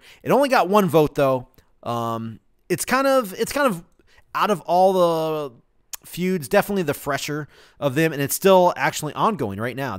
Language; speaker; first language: English; native; English